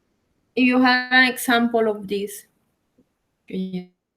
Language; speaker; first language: English; non-native, learner; Spanish